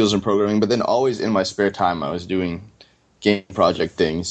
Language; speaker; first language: English; native; English